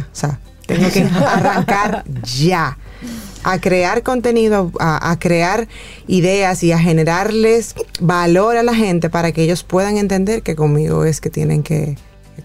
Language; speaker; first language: Spanish; native; Spanish